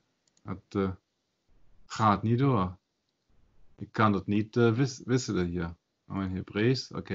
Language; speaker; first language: Dutch; non-native, fluent; German